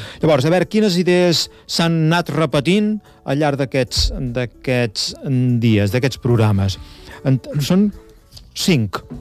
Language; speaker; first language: Catalan; native; Catalan